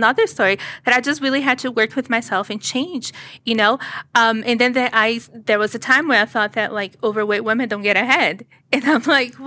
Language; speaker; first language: English; non-native, fluent; Portuguese